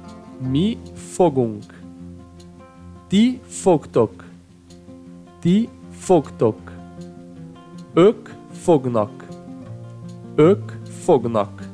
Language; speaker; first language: Hungarian; non-native, learner; Portuguese